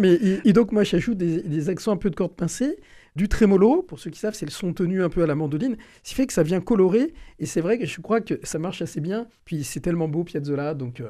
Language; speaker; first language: French; native; French